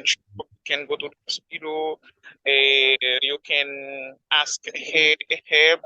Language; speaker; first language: English; non-native, learner; Haitian Creole